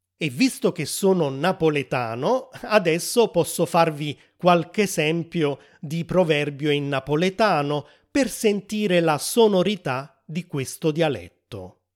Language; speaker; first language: Italian; native; Italian